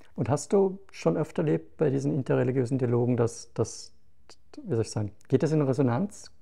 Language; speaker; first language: German; native; German